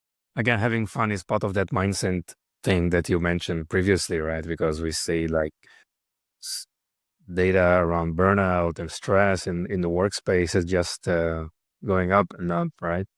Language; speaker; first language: English; non-native, fluent; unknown